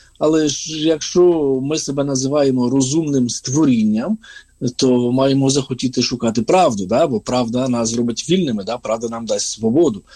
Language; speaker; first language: Ukrainian; native; Ukrainian